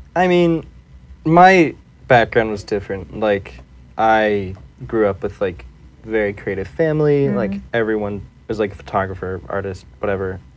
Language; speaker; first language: English; native; English